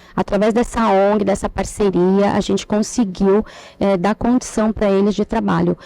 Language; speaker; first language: Portuguese; native; Portuguese